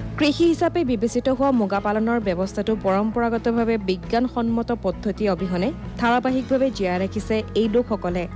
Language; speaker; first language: Assamese; native; Assamese